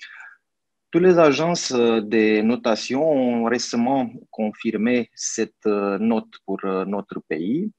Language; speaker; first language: French; non-native, fluent; Romanian